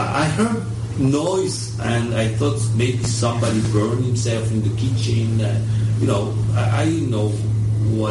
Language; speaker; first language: English; early bilingual, other home language; French